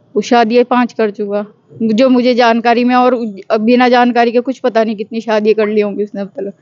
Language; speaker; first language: Hindi; native; Hindi